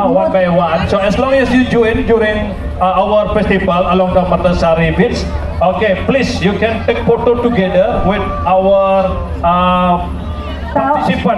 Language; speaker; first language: English; non-native, learner; Indonesian